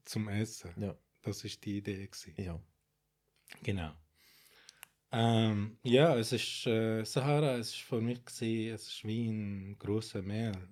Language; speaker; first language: German; non-native, fluent; Arabic